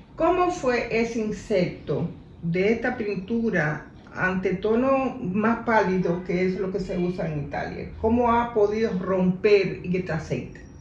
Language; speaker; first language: Spanish; native; Spanish